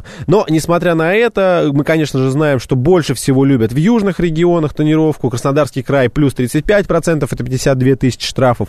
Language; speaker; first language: Russian; native; Russian